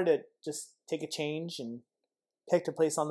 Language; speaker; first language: English; native; English